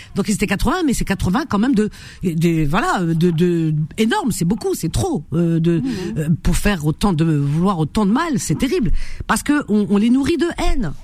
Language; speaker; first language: French; native; French